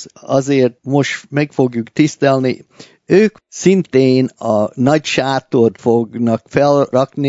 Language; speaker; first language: Hungarian; early bilingual, heritage; Hungarian